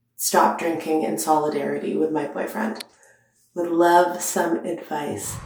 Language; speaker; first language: English; non-native, fluent; French